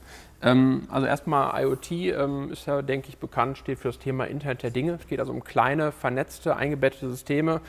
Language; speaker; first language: German; native; German